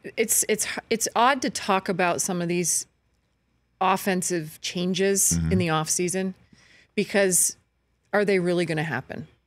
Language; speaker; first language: English; native; English